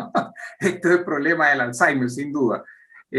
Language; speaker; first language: Spanish; native; Spanish